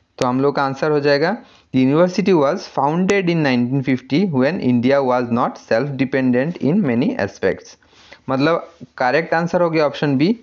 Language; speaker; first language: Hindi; non-native, local second language; Assamese